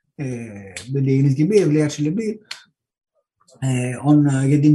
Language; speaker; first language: Turkish; non-native, fluent; Greek